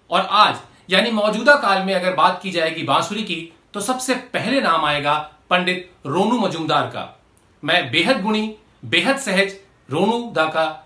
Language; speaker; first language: Hindi; native; Hindi